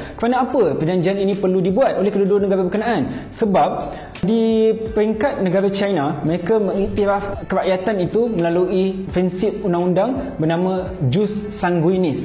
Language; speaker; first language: Malay; native; Malay